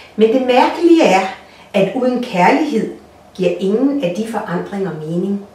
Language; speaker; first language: Danish; non-native, fluent; Russian